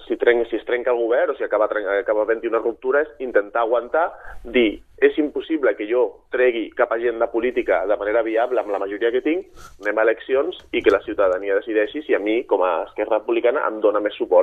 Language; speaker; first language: Catalan; native; Catalan